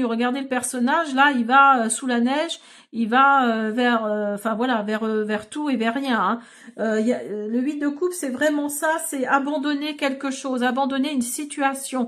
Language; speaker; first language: French; native; French